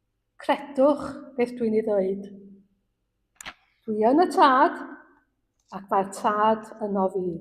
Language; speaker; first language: Welsh; native; Welsh